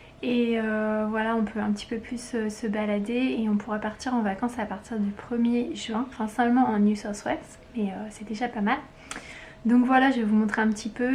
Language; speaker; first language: French; native; French